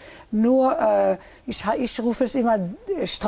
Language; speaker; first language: German; early bilingual, heritage; German